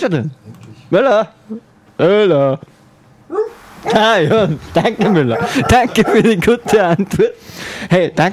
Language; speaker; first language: German; native; German